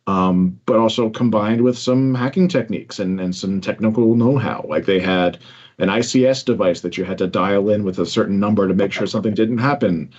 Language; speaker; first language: English; native; English